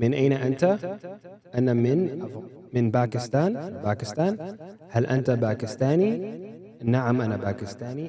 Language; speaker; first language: Arabic; non-native, fluent; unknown